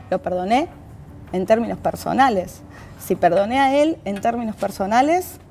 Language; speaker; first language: Spanish; native; Spanish